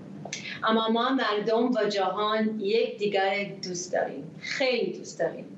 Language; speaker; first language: Persian; early bilingual, heritage; Hebrew